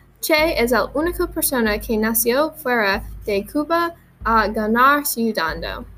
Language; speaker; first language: Spanish; non-native, learner; English